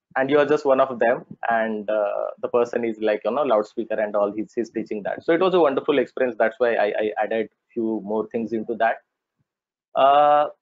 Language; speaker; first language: English; non-native, local second language; Marathi